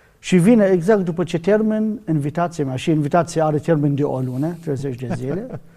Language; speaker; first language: Romanian; non-native, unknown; Arabic